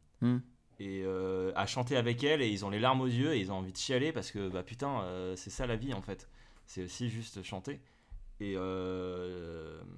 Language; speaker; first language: French; native; French